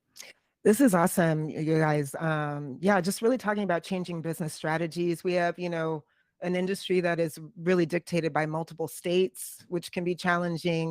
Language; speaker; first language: English; native; English